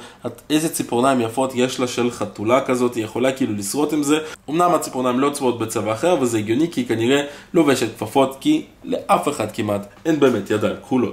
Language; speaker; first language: Hebrew; native; Hebrew